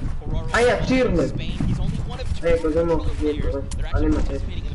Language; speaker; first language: Dutch; native; Dutch